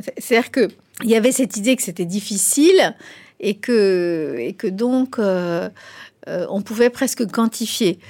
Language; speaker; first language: French; non-native, fluent; Spanish